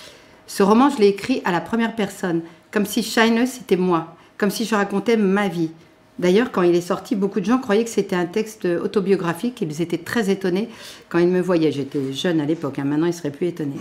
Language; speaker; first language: French; native; French